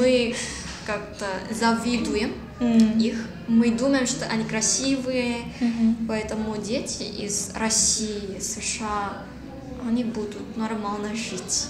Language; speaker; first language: Russian; non-native, learner; Korean